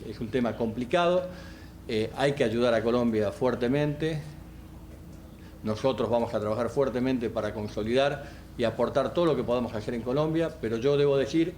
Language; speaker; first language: Spanish; native; Spanish